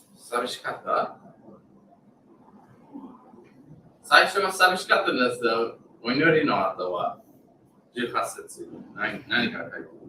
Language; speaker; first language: Japanese; non-native, learner; English